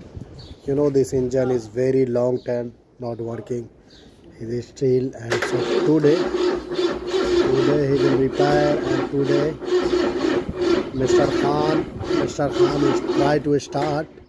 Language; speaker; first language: English; non-native, learner; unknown